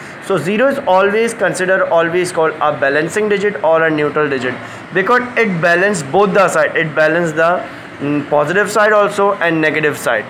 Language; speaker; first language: English; non-native, local second language; Hindi